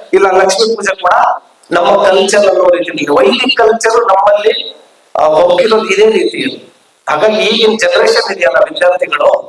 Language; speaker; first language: Kannada; non-native, local second language; Lambadi